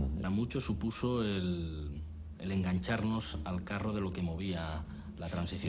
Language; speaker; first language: Spanish; native; Spanish